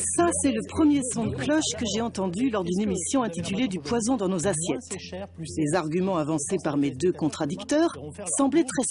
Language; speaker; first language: French; native; French